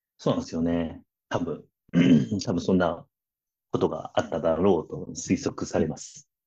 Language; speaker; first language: Japanese; early bilingual, other home language; Chinese